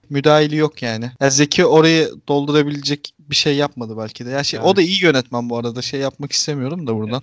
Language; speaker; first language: Turkish; native; Turkish